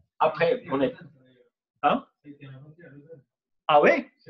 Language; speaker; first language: French; non-native, local second language; German